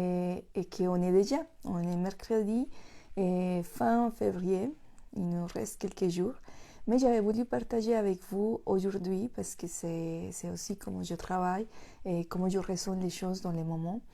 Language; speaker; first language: French; non-native, fluent; Spanish